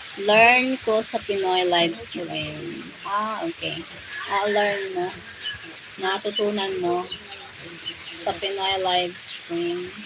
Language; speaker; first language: Filipino; non-native, local second language; Bikol